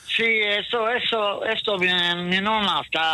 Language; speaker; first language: Spanish; early bilingual, heritage; Ladino